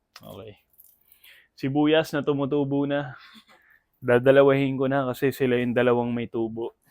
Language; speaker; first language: Filipino; native; Filipino